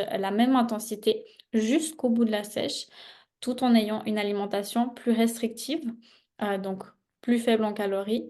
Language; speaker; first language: French; native; French